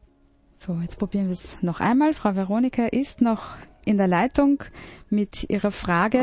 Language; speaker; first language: German; native; German